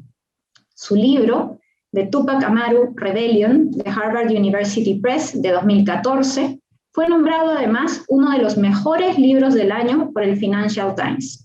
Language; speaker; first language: Spanish; native; Spanish